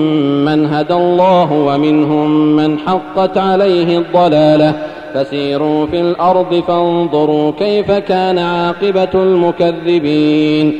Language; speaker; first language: Arabic; native; Arabic